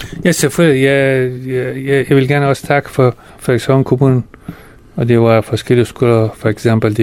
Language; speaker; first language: Danish; non-native, fluent; Persian